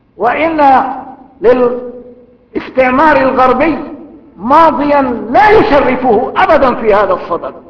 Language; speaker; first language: Arabic; early bilingual, other home language; Kurdish